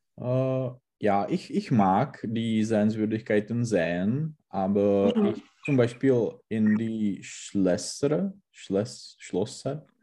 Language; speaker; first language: German; non-native, learner; Czech